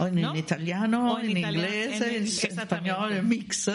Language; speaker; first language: Spanish; non-native, learner; Italian